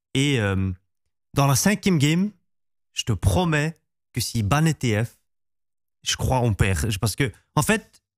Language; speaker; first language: French; native; French